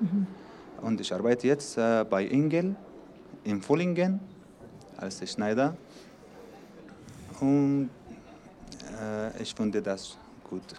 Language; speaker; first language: German; non-native, learner; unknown